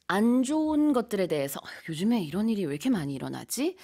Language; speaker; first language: Korean; native; Korean